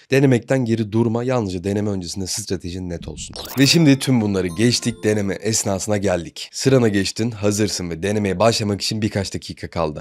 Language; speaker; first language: Turkish; native; Turkish